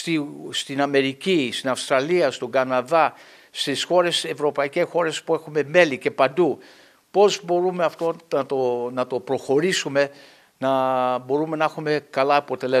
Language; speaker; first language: Greek; early bilingual, heritage; English